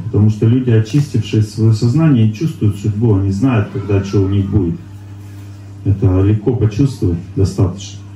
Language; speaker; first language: Russian; native; Russian